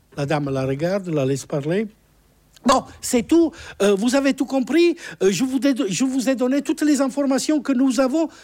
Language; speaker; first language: French; non-native, fluent; Italian